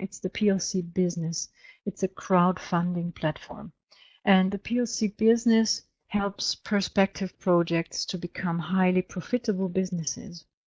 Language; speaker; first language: English; non-native, fluent; German